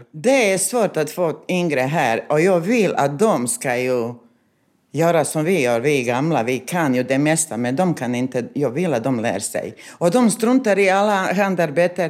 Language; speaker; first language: Swedish; non-native, fluent; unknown